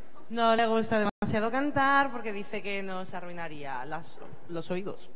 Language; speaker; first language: Spanish; native; Spanish